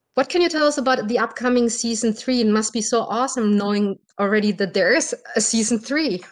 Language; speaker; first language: English; non-native, fluent; German